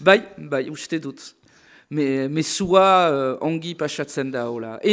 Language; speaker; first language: Basque; non-native, local second language; French